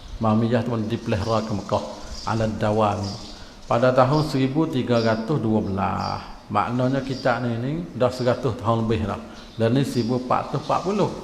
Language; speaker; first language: Malay; native; Malay